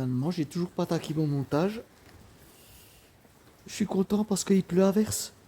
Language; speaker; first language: French; native; French